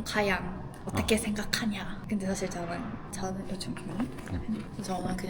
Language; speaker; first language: Korean; non-native, fluent; Japanese